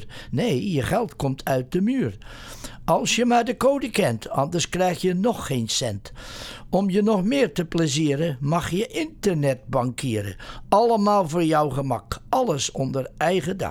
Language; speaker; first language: Dutch; native; Dutch